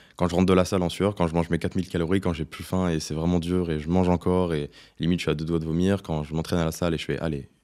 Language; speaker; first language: French; native; French